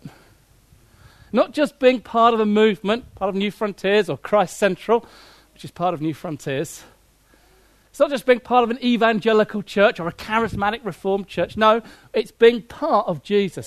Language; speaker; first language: English; native; English